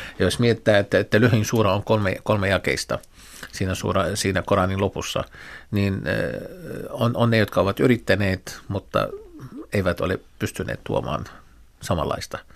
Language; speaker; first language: Finnish; non-native, fluent; Arabic